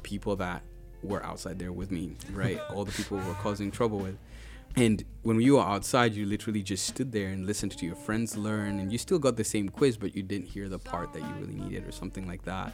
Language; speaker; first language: English; non-native, local second language; Ganda